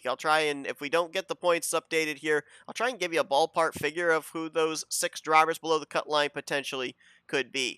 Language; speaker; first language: English; native; English